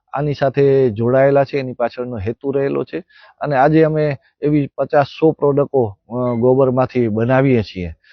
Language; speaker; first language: Gujarati; native; Gujarati